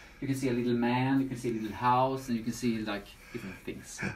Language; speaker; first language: English; non-native, fluent; Swedish